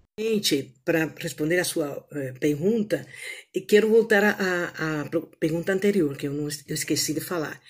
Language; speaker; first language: Portuguese; native; Portuguese